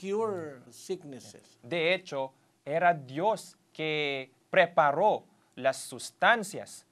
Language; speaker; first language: Spanish; non-native, fluent; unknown